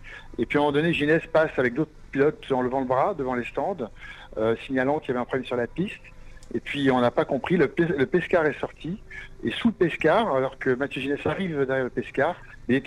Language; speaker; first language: French; native; French